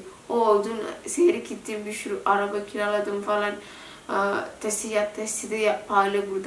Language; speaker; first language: Turkish; non-native, learner; Indonesian